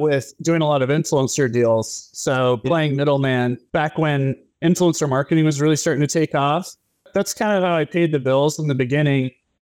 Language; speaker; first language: English; native; English